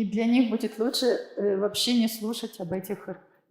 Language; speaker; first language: Russian; native; Russian